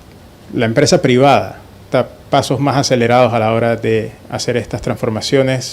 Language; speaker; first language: Spanish; native; Spanish